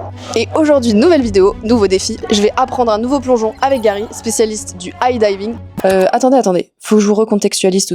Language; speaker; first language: French; native; French